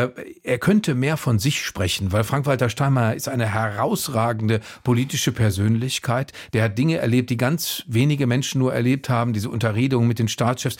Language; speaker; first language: German; native; German